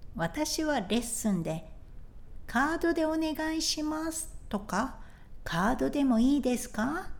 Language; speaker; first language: Japanese; native; Japanese